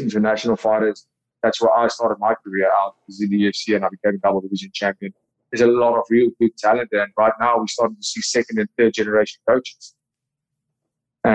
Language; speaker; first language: English; non-native, local second language; Afrikaans